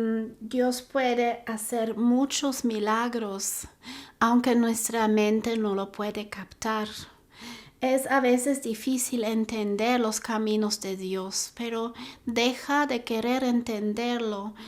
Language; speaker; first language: Spanish; non-native, fluent; German